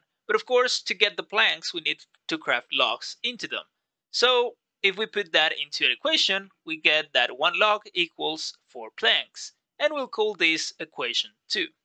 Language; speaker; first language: English; non-native, fluent; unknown